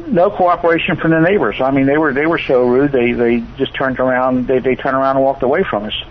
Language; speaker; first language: English; native; English